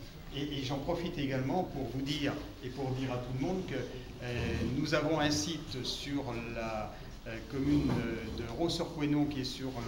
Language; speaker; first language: French; native; French